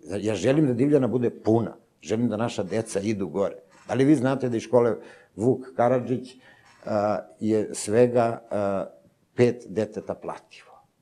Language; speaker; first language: Serbian; native; Serbian